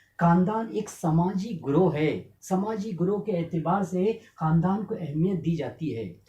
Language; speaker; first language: Urdu; native; Urdu